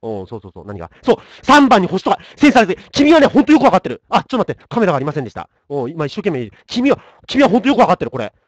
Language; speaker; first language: Japanese; native; Japanese